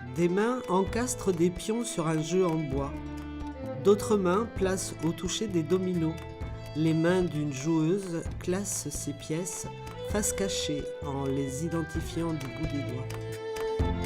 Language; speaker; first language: French; native; French